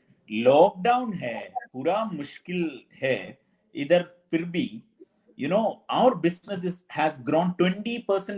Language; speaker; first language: Hindi; non-native, fluent; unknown